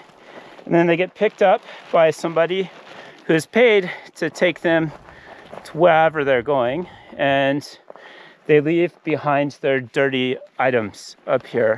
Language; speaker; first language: English; native; English